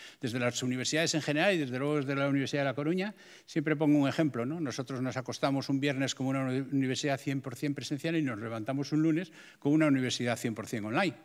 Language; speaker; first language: Spanish; native; Spanish